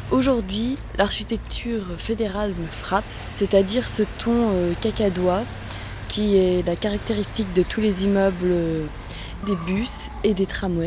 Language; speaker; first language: French; native; French